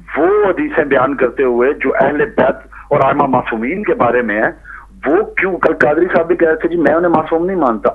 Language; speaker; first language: Urdu; native; Urdu